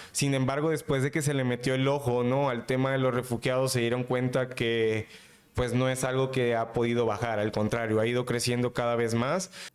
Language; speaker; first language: Spanish; native; Spanish